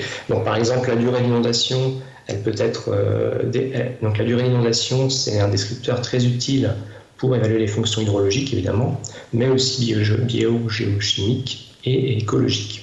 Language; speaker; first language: French; native; French